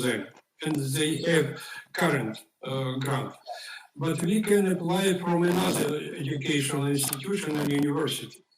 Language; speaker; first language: English; non-native, fluent; Ukrainian